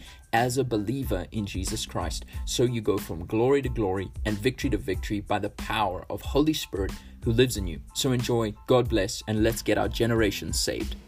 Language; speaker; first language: English; native; English